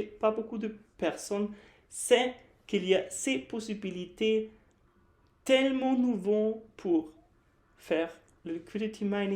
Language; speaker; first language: French; non-native, fluent; German